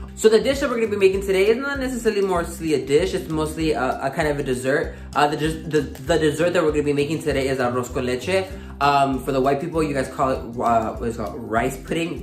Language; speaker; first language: English; early bilingual, other home language; Spanish